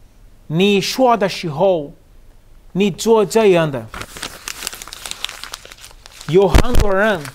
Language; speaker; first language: Chinese; non-native, learner; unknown